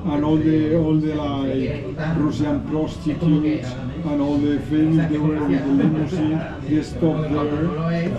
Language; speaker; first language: English; non-native, fluent; Spanish